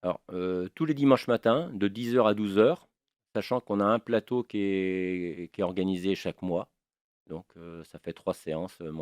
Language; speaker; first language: French; native; French